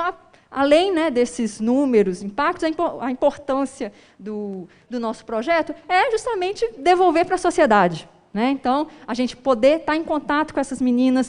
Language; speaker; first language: Portuguese; native; Portuguese